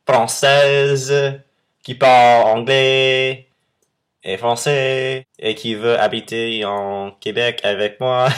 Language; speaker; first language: French; non-native, fluent; English